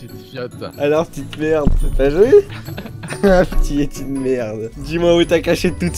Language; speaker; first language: French; native; French